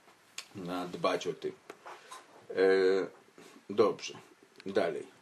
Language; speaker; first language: Polish; non-native, fluent; Ukrainian